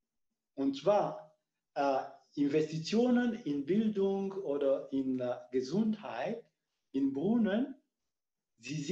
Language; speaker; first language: German; non-native, fluent; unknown